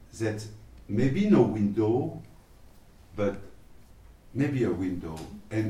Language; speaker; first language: English; non-native, learner; French